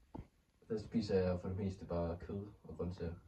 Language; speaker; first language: Danish; native; Danish